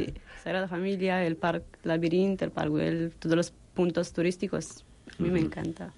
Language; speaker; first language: Spanish; non-native, fluent; Romanian